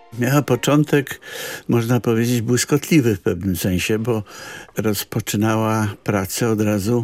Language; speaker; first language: Polish; native; Polish